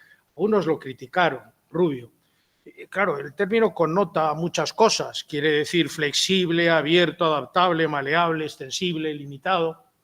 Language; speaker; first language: Spanish; native; Spanish